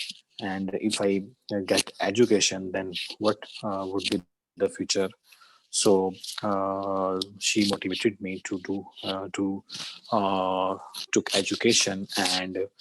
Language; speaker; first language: English; non-native, learner; Urdu